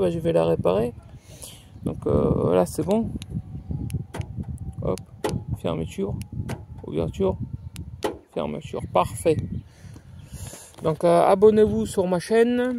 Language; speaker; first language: French; native; French